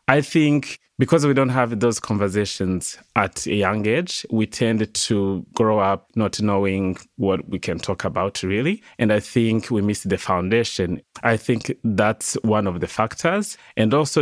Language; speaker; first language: English; non-native, local second language; Kinyarwanda